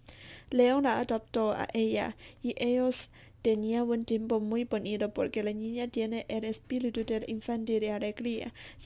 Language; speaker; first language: Spanish; non-native, learner; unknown